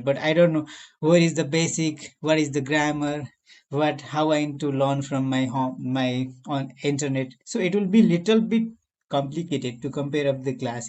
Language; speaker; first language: English; non-native, learner; Nepali